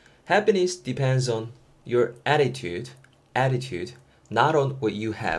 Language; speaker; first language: English; non-native, fluent; Korean